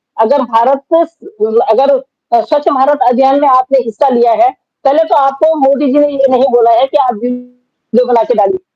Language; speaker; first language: Hindi; native; Hindi